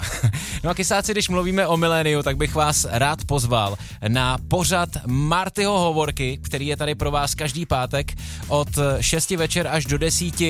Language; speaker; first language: Czech; native; Czech